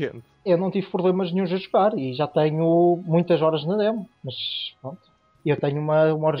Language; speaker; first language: Portuguese; native; Portuguese